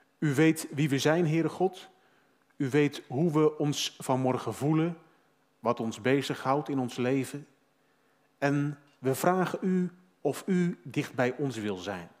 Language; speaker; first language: Dutch; native; Dutch